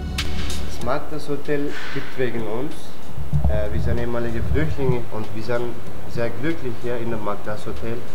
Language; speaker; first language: German; non-native, learner; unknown